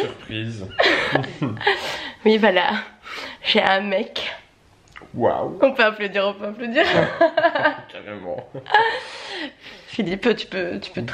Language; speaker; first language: French; native; French